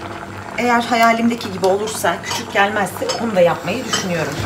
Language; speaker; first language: Turkish; native; Turkish